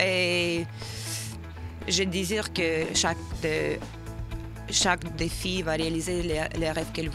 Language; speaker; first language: French; non-native, fluent; Russian